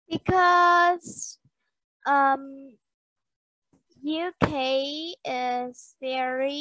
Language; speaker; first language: English; non-native, learner; Vietnamese